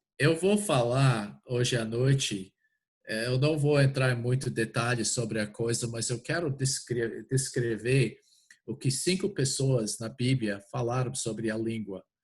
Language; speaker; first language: Portuguese; non-native, fluent; English